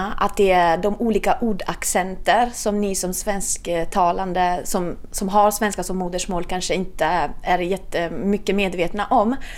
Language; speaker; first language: Swedish; non-native, fluent; Italian